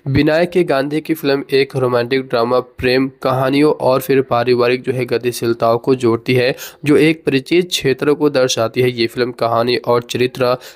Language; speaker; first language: Hindi; native; Hindi